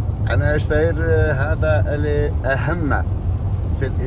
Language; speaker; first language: Arabic; non-native, fluent; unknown